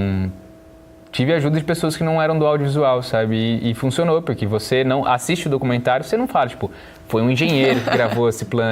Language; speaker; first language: Portuguese; native; Portuguese